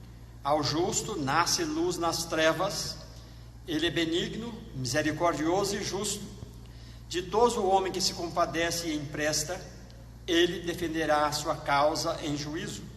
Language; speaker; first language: Portuguese; native; Portuguese